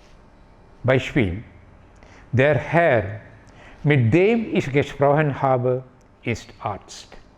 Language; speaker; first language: German; non-native, fluent; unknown